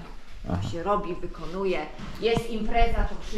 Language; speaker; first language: Polish; native; Polish